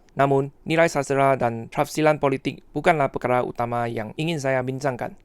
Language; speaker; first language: Malay; non-native, fluent; Chinese